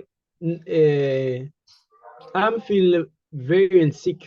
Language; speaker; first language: English; non-native, learner; Haitian Creole